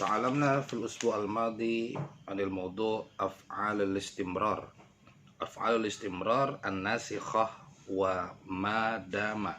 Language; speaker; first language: Arabic; non-native, fluent; Indonesian